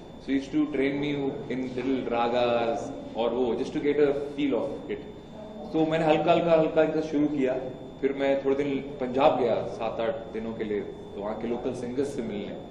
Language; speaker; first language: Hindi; native; Hindi